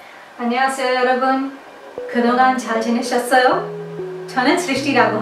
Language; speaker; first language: Korean; non-native, fluent; Hindi